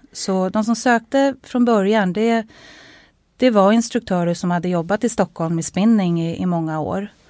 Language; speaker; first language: Swedish; native; Swedish